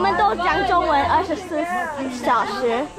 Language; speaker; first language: Chinese; early bilingual, heritage; English